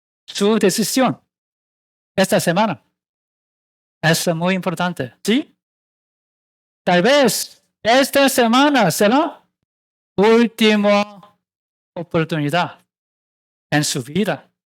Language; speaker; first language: Spanish; non-native, learner; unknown